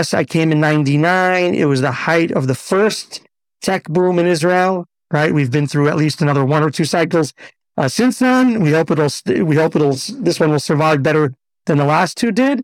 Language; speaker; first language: English; native; English